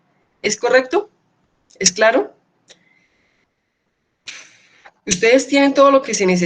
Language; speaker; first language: Spanish; native; Spanish